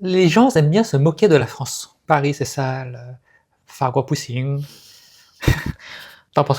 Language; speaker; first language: French; native; French